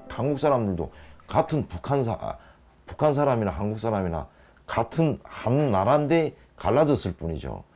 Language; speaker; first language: Korean; native; Korean